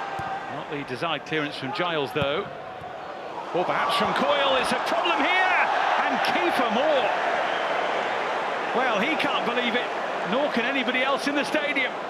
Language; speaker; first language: English; native; English